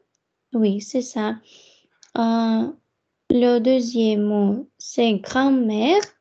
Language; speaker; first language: French; non-native, fluent; Russian